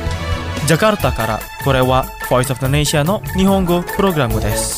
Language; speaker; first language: Japanese; non-native, fluent; Indonesian